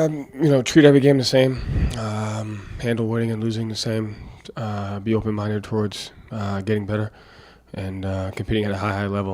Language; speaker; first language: English; native; English